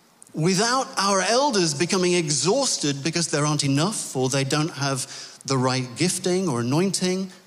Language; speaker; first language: English; native; English